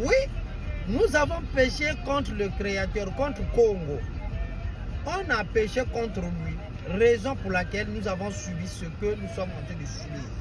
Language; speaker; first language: French; non-native, local second language; Kongo